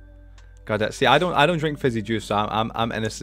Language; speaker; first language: English; native; English